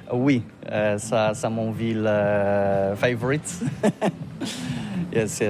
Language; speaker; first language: French; non-native, learner; Polish